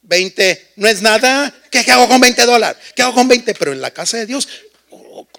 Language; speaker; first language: Spanish; early bilingual, heritage; Spanish